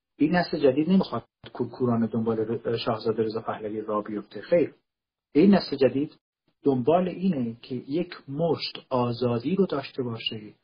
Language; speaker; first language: Persian; non-native, local second language; Kurdish